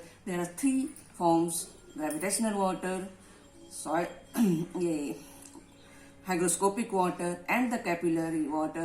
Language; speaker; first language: English; non-native, local second language; Hindi